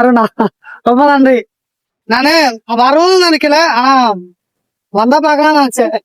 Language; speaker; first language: Tamil; non-native, learner; Malayalam